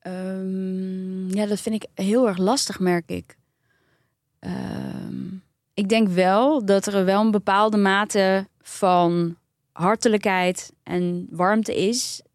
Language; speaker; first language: Dutch; early bilingual, other home language; Turkish